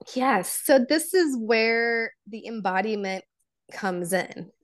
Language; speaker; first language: English; early bilingual, other home language; Polish